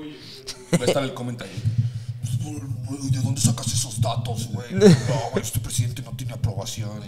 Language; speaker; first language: Spanish; native; Spanish